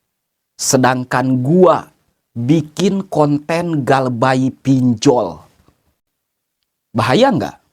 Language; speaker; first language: Indonesian; native; Indonesian